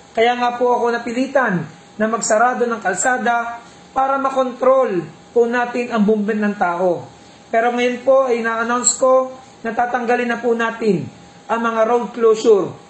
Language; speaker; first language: Filipino; native; Filipino